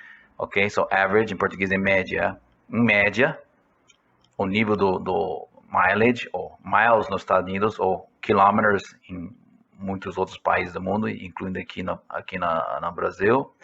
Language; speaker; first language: Portuguese; non-native, fluent; English